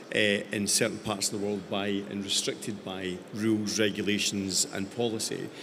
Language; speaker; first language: English; native; English